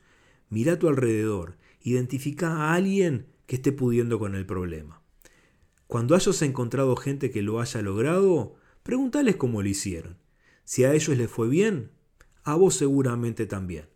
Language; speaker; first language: Spanish; native; Spanish